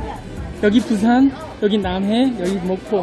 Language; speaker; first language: Korean; native; Korean